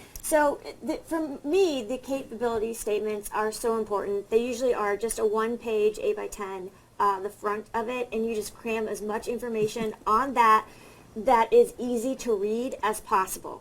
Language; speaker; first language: English; native; English